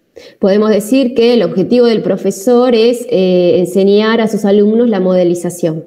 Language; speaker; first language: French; non-native, fluent; Spanish